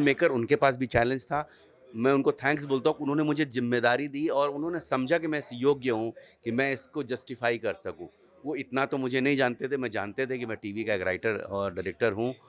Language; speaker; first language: Hindi; native; Hindi